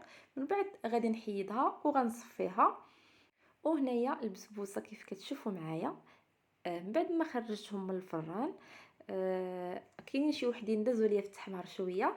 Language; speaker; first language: Arabic; native; Arabic